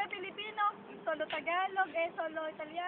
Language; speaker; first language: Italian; non-native, learner; Filipino